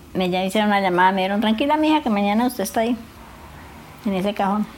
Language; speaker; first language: Spanish; native; Spanish